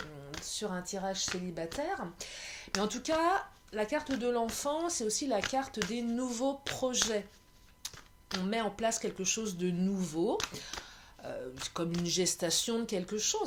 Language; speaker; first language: French; native; French